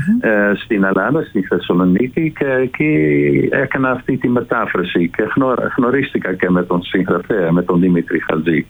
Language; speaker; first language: Greek; non-native, fluent; Dutch